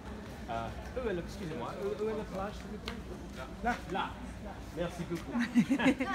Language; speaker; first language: French; non-native, learner; English